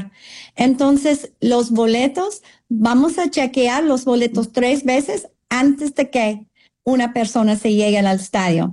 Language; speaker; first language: Spanish; non-native, fluent; English